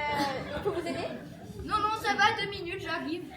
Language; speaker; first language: French; native; French